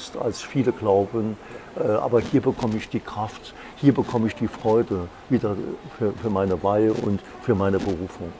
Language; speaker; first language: German; native; German